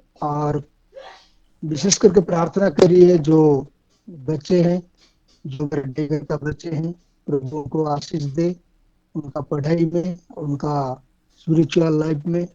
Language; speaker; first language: Hindi; non-native, local second language; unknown